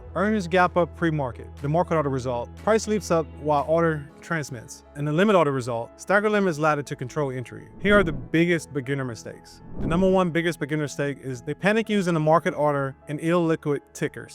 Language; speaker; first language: English; native; English